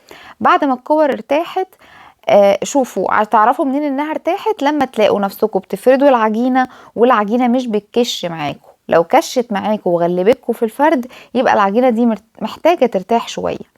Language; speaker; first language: Arabic; native; Arabic